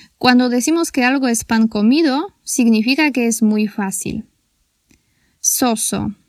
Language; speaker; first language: Spanish; non-native, fluent; Polish